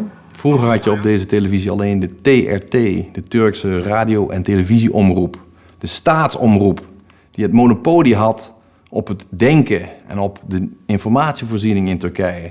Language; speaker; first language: Dutch; native; Dutch